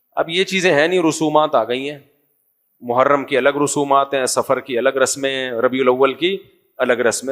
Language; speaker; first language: Urdu; native; Urdu